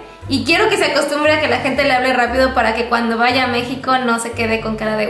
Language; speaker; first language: Spanish; native; Spanish